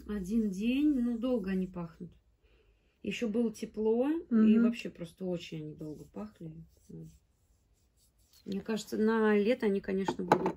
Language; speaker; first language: Russian; native; Russian